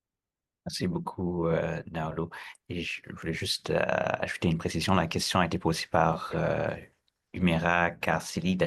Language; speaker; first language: French; native; French